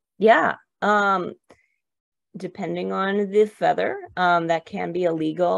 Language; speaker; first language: English; native; English